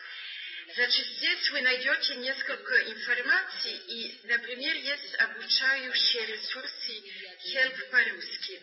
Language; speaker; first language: Russian; non-native, learner; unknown